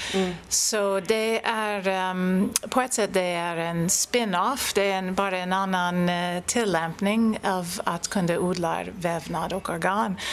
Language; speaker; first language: Swedish; non-native, fluent; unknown